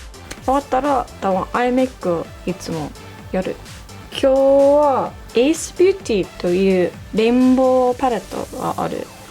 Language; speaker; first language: Japanese; non-native, learner; English